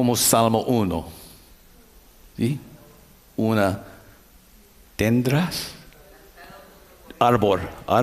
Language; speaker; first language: Spanish; non-native, learner; English